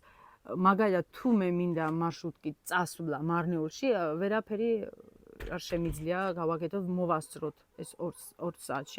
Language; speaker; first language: Georgian; non-native, local second language; Armenian